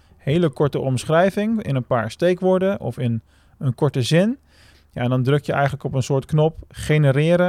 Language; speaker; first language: Dutch; native; Dutch